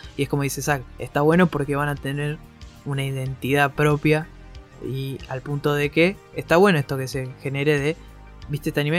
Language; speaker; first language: Spanish; native; Spanish